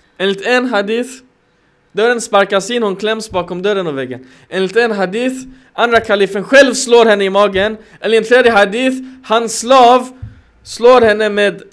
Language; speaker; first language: Swedish; non-native, fluent; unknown